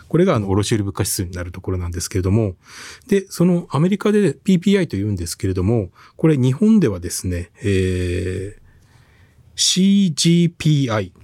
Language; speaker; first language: Japanese; native; Japanese